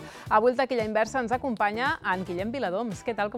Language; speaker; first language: Catalan; native; Catalan